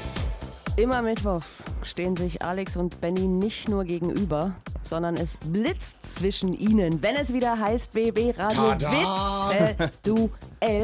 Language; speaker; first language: German; native; German